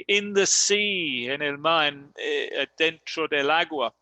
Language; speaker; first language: Spanish; non-native, learner; English